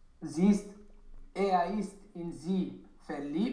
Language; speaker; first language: German; non-native, learner; Romanian